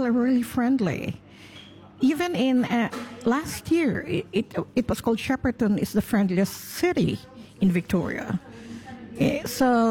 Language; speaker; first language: English; non-native, local second language; Cebuano